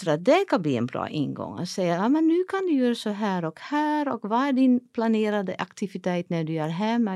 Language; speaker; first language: Swedish; non-native, fluent; Dutch